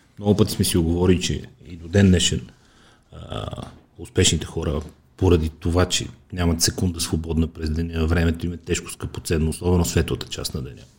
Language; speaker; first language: Bulgarian; native; Bulgarian